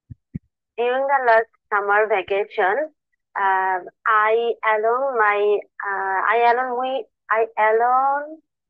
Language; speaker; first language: English; non-native, learner; Bangla